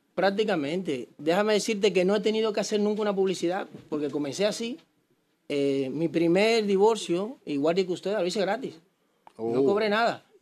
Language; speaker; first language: Spanish; native; Spanish